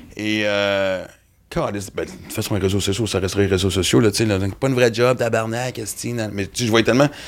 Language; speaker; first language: French; native; French